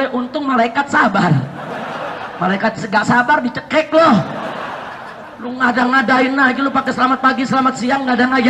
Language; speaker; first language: Indonesian; native; Indonesian